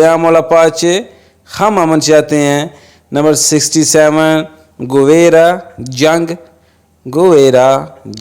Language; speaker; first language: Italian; non-native, fluent; Urdu